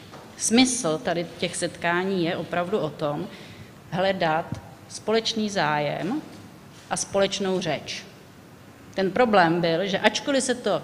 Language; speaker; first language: Czech; native; Czech